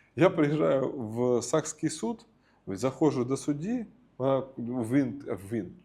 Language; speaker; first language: Ukrainian; native; Ukrainian